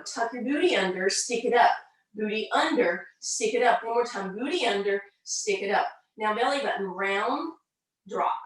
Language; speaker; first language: English; native; English